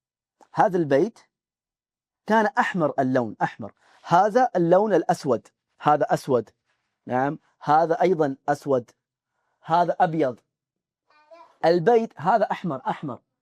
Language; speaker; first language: Arabic; non-native, fluent; Urdu